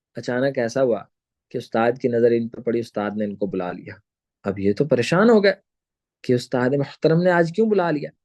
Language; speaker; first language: Urdu; non-native, local second language; Punjabi